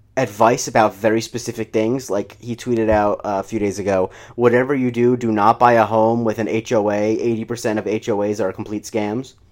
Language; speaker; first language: English; native; English